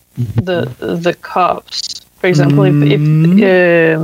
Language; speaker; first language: English; non-native, fluent; Danish